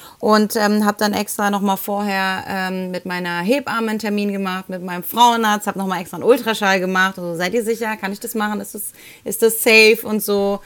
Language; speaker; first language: German; early bilingual, other home language; Spanish